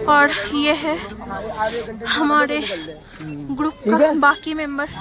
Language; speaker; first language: Hindi; non-native, local second language; Bangla